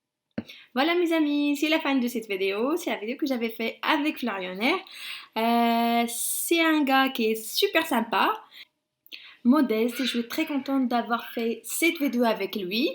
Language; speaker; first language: French; non-native, local second language; Arabic